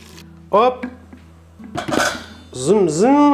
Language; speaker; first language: Russian; non-native, learner; French